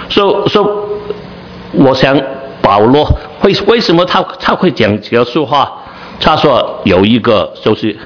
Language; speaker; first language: Chinese; non-native, learner; Cantonese